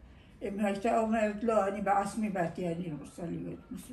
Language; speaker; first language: Hebrew; non-native, learner; Aramaic